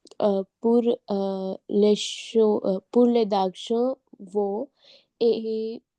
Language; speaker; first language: French; non-native, learner; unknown